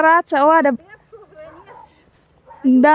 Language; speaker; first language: Romanian; non-native, learner; Indonesian